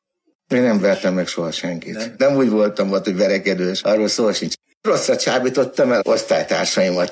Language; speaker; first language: Hungarian; native; Hungarian